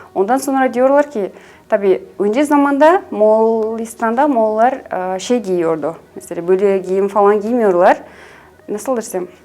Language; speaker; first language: Turkish; non-native, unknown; Kazakh